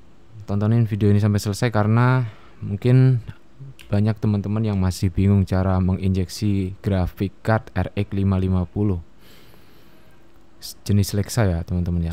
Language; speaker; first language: Indonesian; native; Indonesian